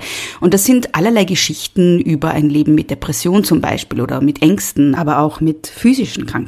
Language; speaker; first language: German; native; German